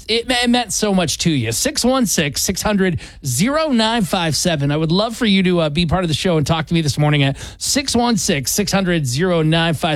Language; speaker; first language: English; native; English